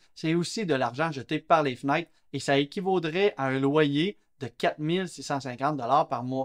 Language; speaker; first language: French; native; French